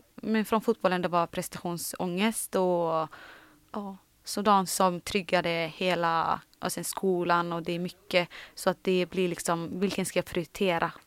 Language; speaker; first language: Swedish; early bilingual, other home language; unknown